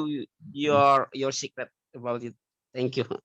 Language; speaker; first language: English; non-native, learner; Indonesian